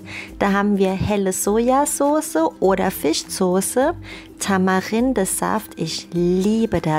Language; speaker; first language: German; early bilingual, other home language; Thai